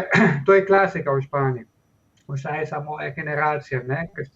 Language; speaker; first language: Slovenian; non-native, fluent; Spanish